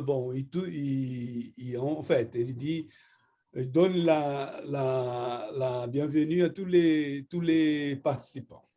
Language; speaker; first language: French; non-native, fluent; Portuguese